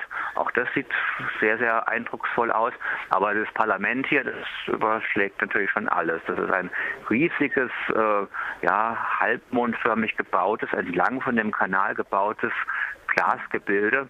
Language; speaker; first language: German; native; German